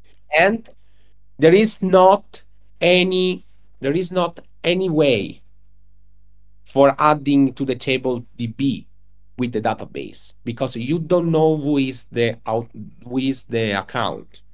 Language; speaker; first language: English; non-native, learner; Italian